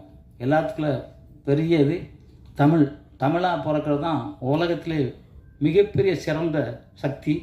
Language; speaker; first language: Tamil; native; Tamil